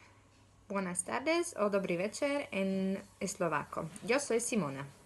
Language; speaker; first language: Spanish; non-native, learner; Slovak